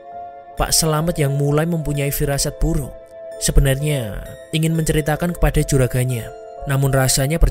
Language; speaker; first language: Indonesian; native; Indonesian